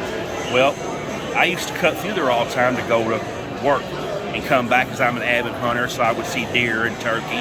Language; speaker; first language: English; native; English